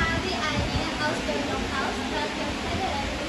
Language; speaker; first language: German; non-native, learner; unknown